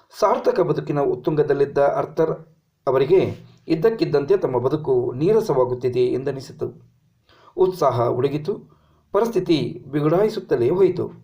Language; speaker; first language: Kannada; native; Kannada